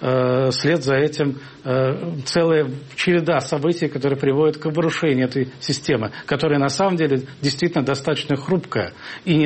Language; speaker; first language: Russian; native; Russian